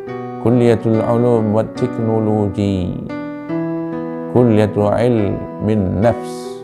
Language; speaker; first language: Arabic; non-native, fluent; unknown